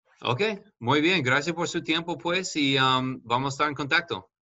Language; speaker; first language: Spanish; non-native, fluent; English